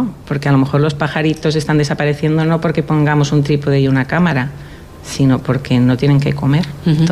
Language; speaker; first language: Spanish; native; Spanish